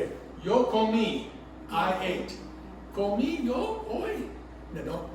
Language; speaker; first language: Spanish; non-native, fluent; English